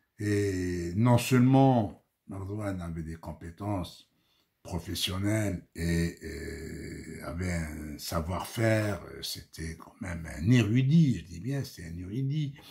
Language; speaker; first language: French; non-native, local second language; Arabic